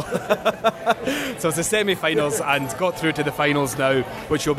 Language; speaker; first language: English; native; English